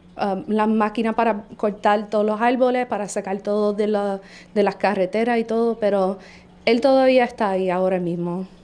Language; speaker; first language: Spanish; early bilingual, heritage; Spanish